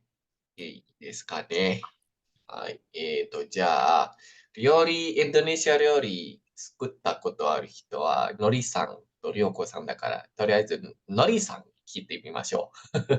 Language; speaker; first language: Japanese; non-native, fluent; Indonesian